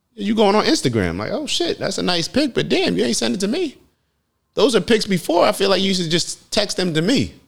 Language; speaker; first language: English; native; English